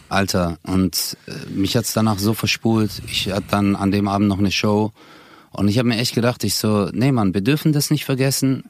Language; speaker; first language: German; native; German